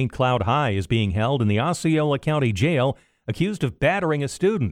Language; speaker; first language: English; native; English